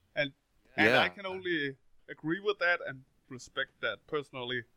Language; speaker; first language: English; non-native, fluent; Danish